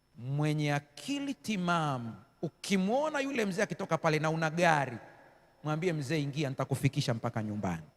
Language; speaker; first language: Swahili; native; Swahili